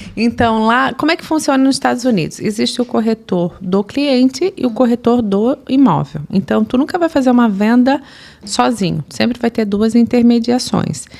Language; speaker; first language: Portuguese; native; Portuguese